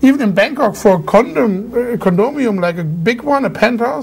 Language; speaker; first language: English; non-native, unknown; German